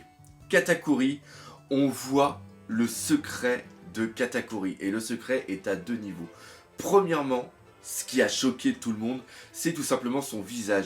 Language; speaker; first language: French; native; French